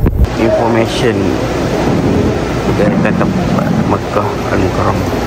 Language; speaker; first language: Malay; native; Malay